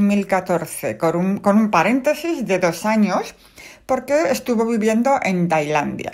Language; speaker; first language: Spanish; native; Spanish